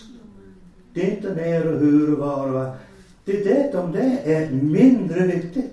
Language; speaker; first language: Swedish; non-native, fluent; English